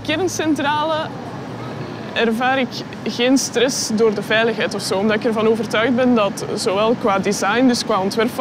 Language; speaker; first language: Dutch; native; Dutch